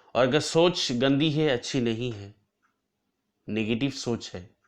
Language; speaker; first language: Hindi; non-native, local second language; Assamese